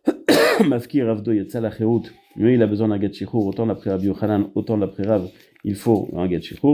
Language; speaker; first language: French; native; French